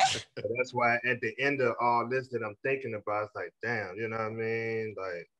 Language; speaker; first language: English; native; English